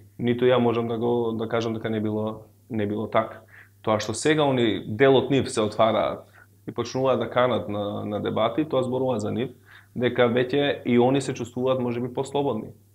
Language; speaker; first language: Macedonian; non-native, local second language; Albanian